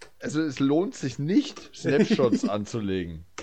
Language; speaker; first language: German; native; German